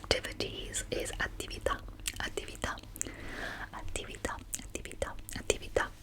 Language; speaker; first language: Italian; early bilingual, heritage; English